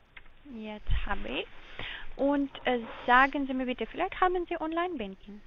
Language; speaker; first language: German; non-native, learner; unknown